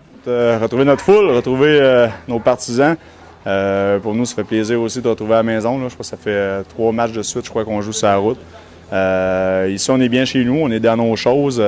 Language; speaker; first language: French; native; French